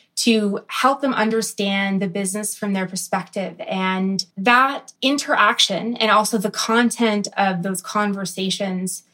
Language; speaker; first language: English; early bilingual, other home language; Arabic